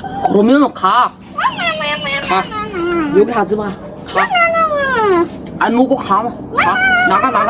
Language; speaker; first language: Korean; non-native, learner; Cebuano